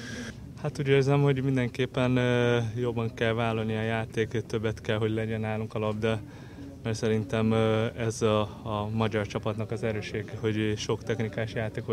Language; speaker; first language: Hungarian; non-native, fluent; Portuguese